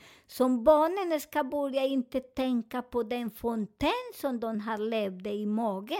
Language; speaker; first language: Swedish; non-native, learner; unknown